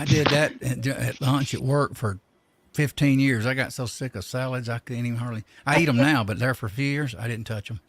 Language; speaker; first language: English; native; English